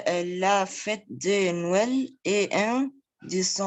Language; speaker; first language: French; non-native, learner; Arabic